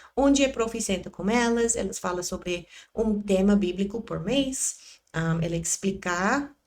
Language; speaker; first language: Portuguese; non-native, learner; English